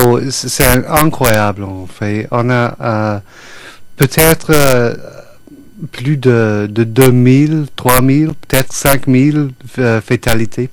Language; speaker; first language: French; non-native, fluent; English